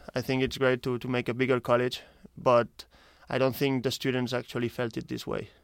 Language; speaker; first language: English; non-native, fluent; Spanish